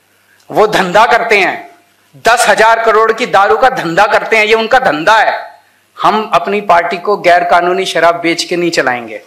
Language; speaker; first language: Hindi; native; Hindi